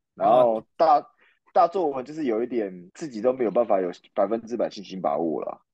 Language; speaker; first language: Chinese; native; Chinese